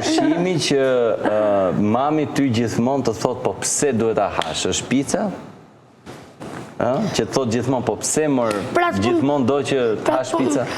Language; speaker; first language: Albanian; native; Albanian